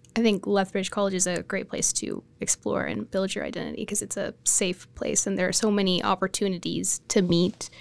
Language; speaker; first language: English; native; English